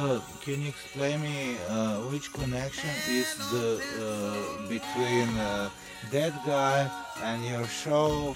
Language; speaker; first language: English; non-native, learner; Slovenian